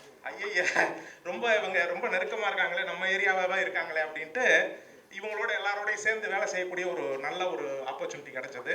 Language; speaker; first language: Tamil; native; Tamil